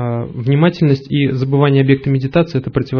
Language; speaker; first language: Russian; native; Russian